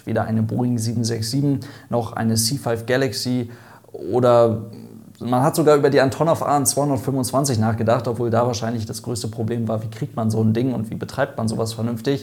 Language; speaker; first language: German; native; German